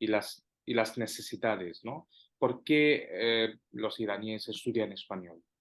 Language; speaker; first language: Spanish; non-native, fluent; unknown